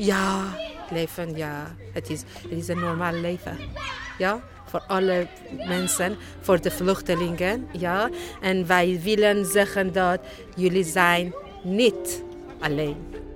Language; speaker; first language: Dutch; non-native, learner; Persian